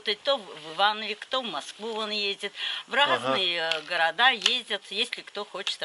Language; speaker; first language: Russian; native; Russian